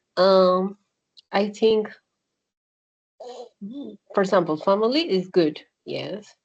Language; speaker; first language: English; non-native, learner; Spanish